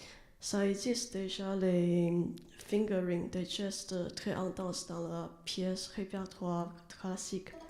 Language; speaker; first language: French; non-native, learner; Chinese